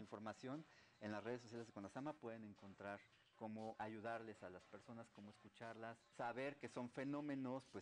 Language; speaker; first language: Spanish; native; Spanish